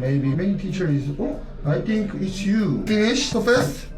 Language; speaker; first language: English; non-native, learner; Korean